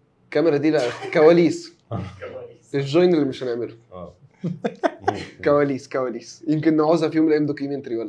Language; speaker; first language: Arabic; native; Arabic